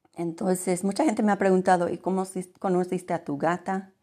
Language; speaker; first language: Spanish; early bilingual, heritage; Spanish